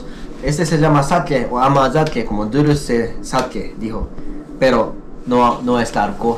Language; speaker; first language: Spanish; non-native, learner; Japanese